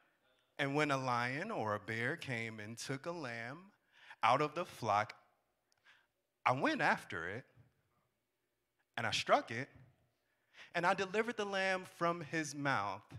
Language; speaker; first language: English; native; English